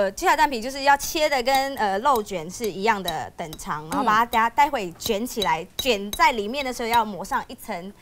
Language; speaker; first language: Chinese; native; Chinese